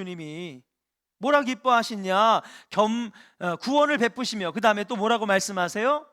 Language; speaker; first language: Korean; native; Korean